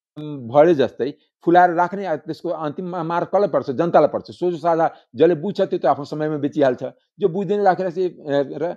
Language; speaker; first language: Nepali; non-native, local second language; Maithili